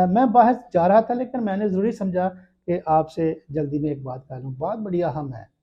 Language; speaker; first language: Urdu; non-native, local second language; Punjabi